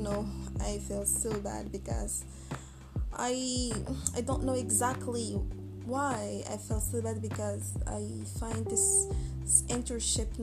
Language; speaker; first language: English; non-native, learner; Arabic